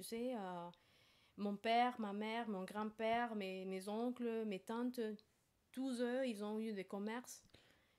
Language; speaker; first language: French; non-native, fluent; Spanish